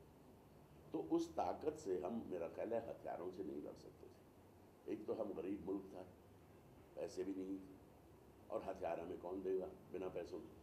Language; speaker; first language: Hindi; native; Hindi